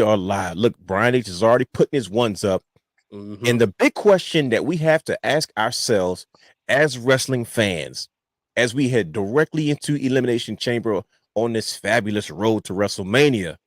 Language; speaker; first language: English; native; English